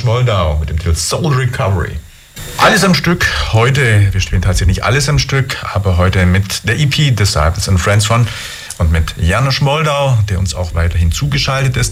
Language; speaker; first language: German; native; German